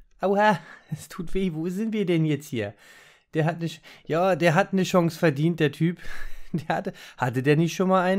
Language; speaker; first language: German; native; German